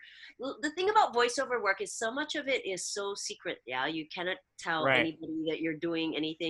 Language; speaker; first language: English; early bilingual, other home language; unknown